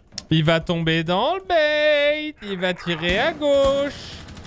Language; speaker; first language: French; native; French